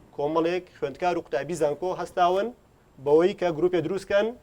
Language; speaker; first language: Central Kurdish; native; Central Kurdish